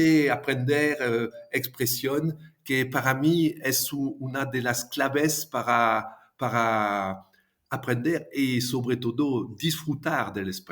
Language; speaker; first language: Spanish; non-native, fluent; French